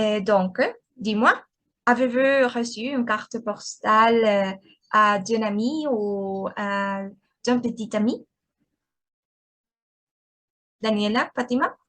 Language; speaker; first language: French; non-native, learner; Spanish